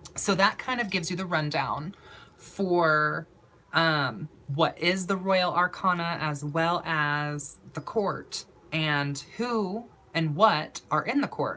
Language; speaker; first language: English; native; English